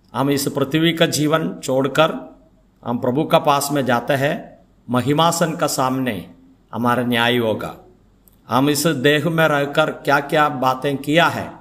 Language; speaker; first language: Hindi; non-native, local second language; Malayalam